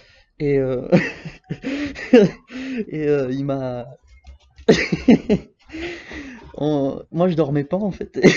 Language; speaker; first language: French; native; French